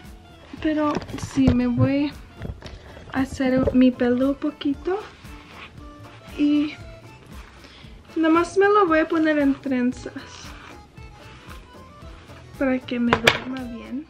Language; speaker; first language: Spanish; early bilingual, heritage; Spanish